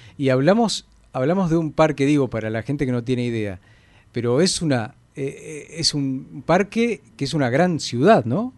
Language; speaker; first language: Spanish; native; Spanish